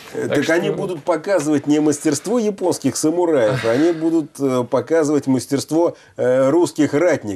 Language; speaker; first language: Russian; native; Russian